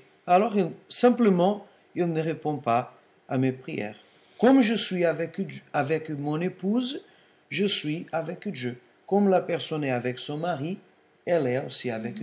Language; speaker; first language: French; non-native, fluent; Portuguese